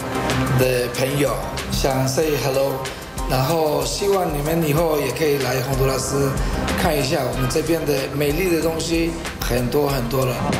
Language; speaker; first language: Chinese; non-native, fluent; Spanish